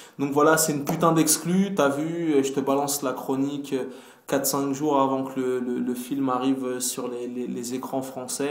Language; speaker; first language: French; native; French